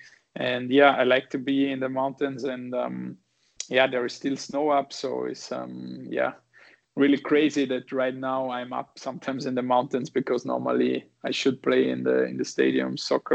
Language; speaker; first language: English; non-native, fluent; German